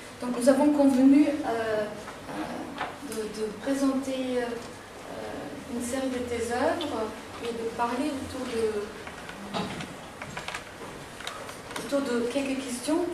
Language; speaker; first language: French; native; French